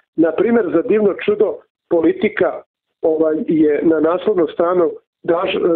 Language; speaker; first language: Serbian; native; Serbian